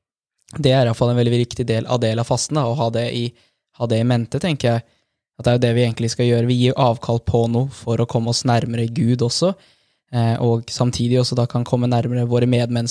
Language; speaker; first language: Norwegian; native; Norwegian